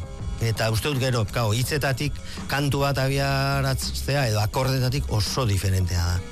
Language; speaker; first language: Basque; native; Basque